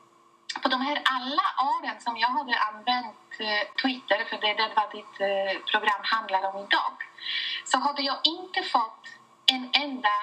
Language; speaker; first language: Swedish; non-native, fluent; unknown